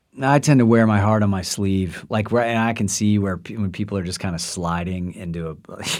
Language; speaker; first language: English; native; English